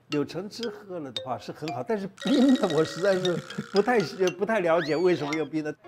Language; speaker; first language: Chinese; native; Chinese